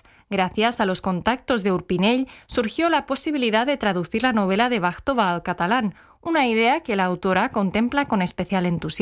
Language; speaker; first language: Spanish; non-native, learner; Czech